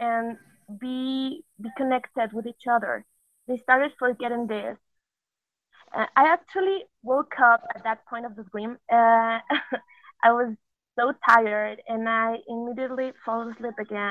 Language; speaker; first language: English; non-native, fluent; Spanish